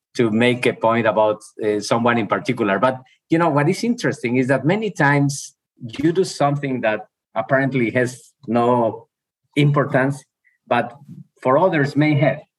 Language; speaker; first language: English; non-native, fluent; Spanish